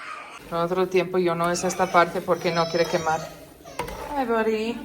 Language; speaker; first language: Spanish; early bilingual, heritage; English